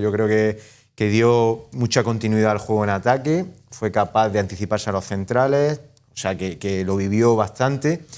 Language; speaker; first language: Spanish; native; Spanish